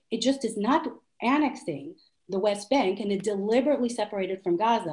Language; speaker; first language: English; non-native, fluent; Hebrew